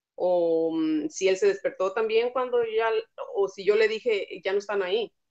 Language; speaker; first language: Spanish; native; Spanish